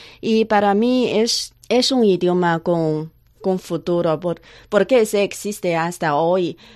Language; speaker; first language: Spanish; non-native, learner; Chinese